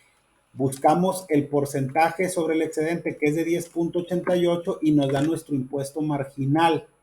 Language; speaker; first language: Spanish; native; Spanish